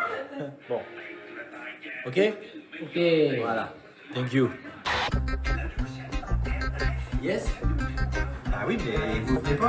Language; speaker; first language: French; native; French